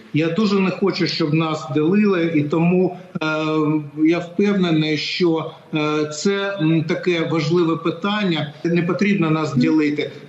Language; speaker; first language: Ukrainian; non-native, local second language; Russian